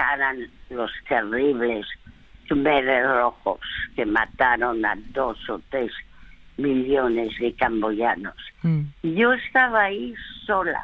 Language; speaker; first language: Spanish; early bilingual, other home language; French